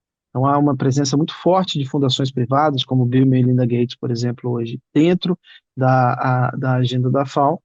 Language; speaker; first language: Portuguese; native; Portuguese